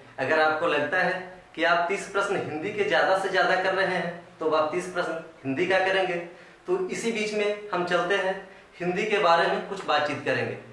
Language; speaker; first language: Hindi; native; Hindi